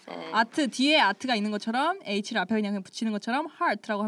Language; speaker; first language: Korean; native; Korean